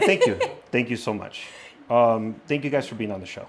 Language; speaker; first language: English; early bilingual, other home language; Spanish